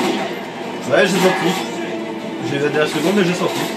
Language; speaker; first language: French; native; French